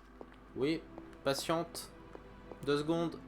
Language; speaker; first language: French; native; French